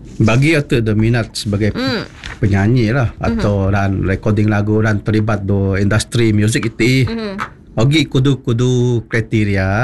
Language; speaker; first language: Malay; non-native, local second language; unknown